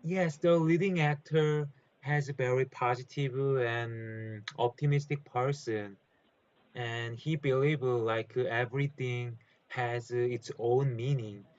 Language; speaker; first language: English; non-native, learner; Korean